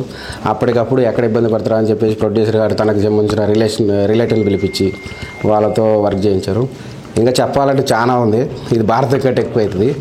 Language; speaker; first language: Telugu; native; Telugu